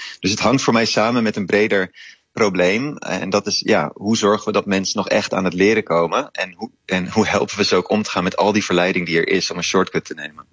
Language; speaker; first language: Dutch; native; Dutch